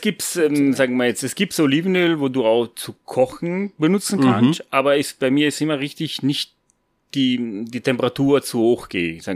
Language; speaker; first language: German; non-native, fluent; Italian